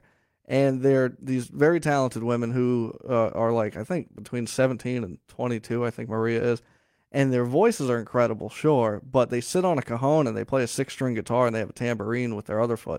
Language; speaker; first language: English; native; English